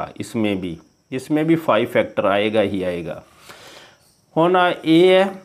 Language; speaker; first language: Hindi; non-native, local second language; Punjabi